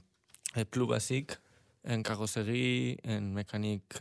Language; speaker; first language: French; non-native, learner; Spanish